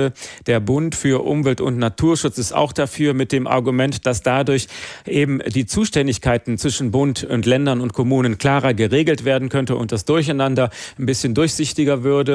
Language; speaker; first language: German; native; German